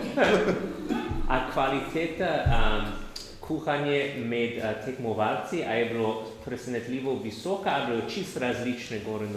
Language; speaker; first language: Slovenian; non-native, learner; English